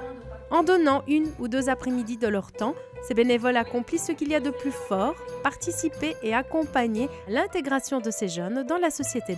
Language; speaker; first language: French; native; French